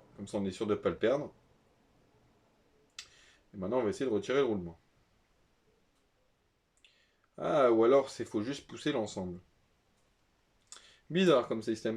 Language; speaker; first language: French; native; French